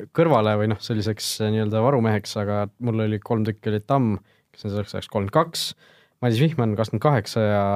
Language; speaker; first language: Estonian; native; Estonian